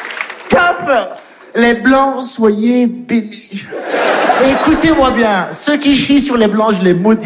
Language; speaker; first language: French; native; French